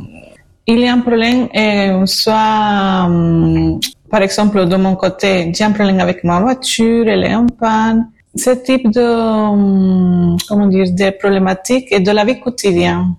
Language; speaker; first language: French; non-native, fluent; Spanish